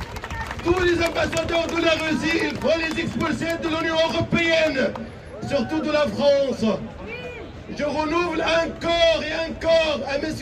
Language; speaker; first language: French; non-native, fluent; Arabic